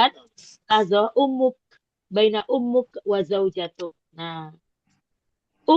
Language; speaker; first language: Arabic; non-native, fluent; Indonesian